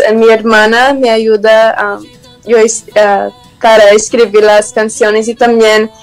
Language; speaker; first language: Spanish; non-native, learner; Portuguese